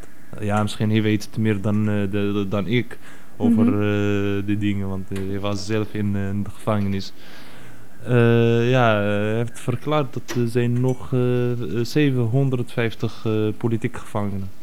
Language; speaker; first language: Dutch; non-native, fluent; Arabic